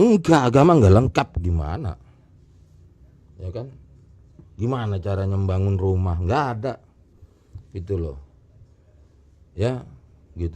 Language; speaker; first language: Indonesian; native; Indonesian